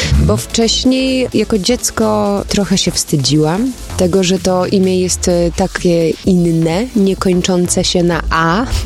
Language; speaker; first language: Polish; early bilingual, heritage; Polish